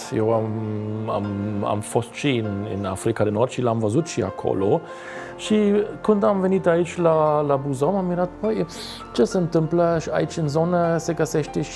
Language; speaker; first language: Romanian; non-native, fluent; German